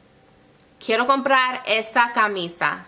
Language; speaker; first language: Spanish; non-native, learner; English